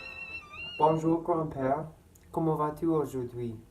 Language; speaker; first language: French; non-native, learner; English